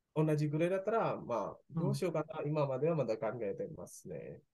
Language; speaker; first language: Japanese; non-native, learner; Indonesian